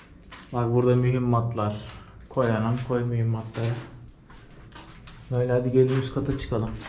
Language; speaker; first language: Turkish; native; Turkish